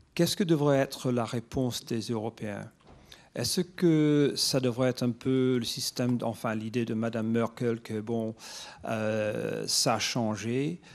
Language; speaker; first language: French; non-native, fluent; English